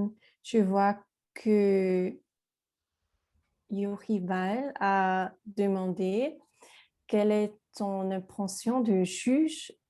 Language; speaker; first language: French; non-native, fluent; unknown